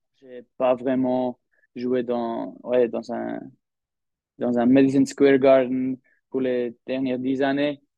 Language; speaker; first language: French; non-native, local second language; German